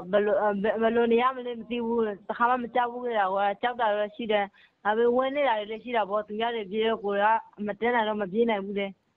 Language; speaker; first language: Burmese; native; Burmese